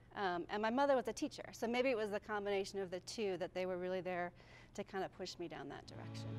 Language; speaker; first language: English; native; English